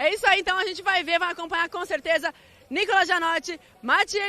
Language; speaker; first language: Portuguese; native; Portuguese